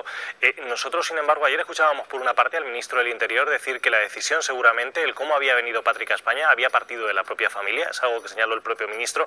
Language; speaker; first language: Spanish; native; Spanish